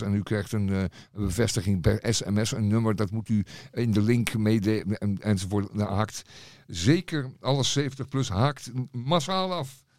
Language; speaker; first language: Dutch; native; Dutch